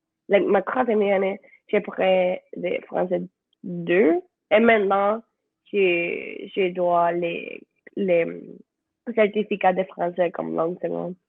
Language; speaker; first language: French; non-native, learner; Spanish